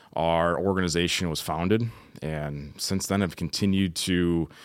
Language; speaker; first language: English; native; English